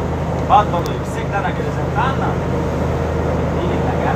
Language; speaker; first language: Russian; non-native, learner; Arabic